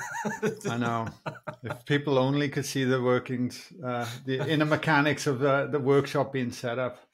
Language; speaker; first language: English; native; English